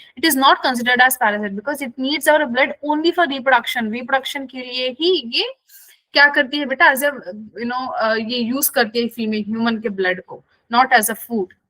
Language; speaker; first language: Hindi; non-native, local second language; Kannada